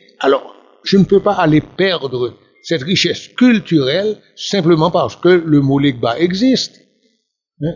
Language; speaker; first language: French; non-native, local second language; Haitian Creole